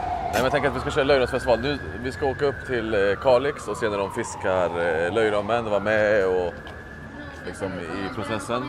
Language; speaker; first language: Swedish; native; Swedish